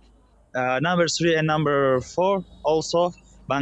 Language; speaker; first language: English; non-native, learner; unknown